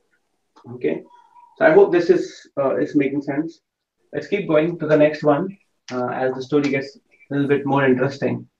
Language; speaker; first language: English; non-native, local second language; Hindi